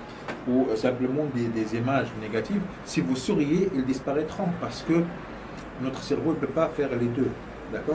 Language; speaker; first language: French; non-native, local second language; Arabic